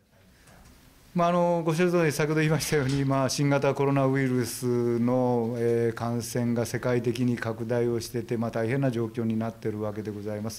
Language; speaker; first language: Japanese; native; Japanese